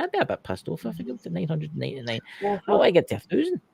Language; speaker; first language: English; native; English